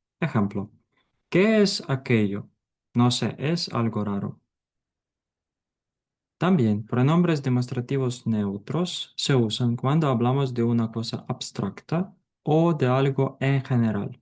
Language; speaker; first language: Spanish; non-native, fluent; Ukrainian